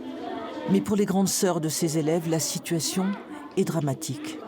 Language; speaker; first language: French; native; French